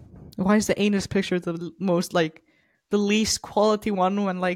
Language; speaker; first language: English; non-native, fluent; Icelandic